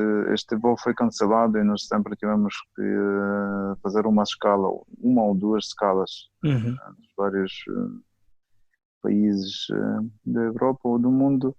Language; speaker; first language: Portuguese; non-native, fluent; Ukrainian